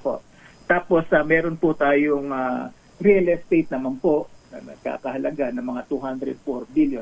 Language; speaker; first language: Filipino; native; Filipino